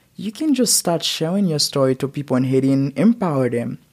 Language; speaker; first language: English; non-native, learner; Haitian Creole